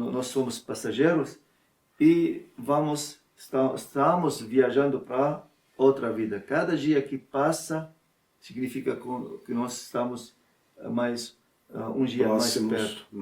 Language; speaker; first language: Portuguese; non-native, learner; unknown